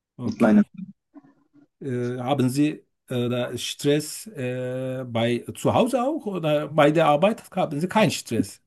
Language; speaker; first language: German; non-native, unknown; Turkish